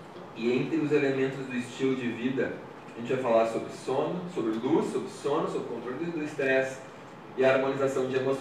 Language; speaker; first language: Portuguese; native; Portuguese